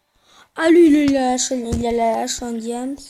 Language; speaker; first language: French; native; French